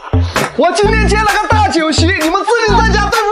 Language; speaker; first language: Chinese; native; Chinese